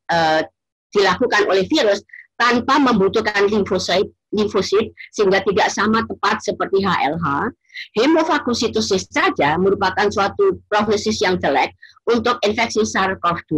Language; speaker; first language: Indonesian; native; Indonesian